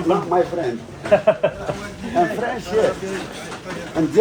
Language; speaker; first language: English; non-native, learner; Arabic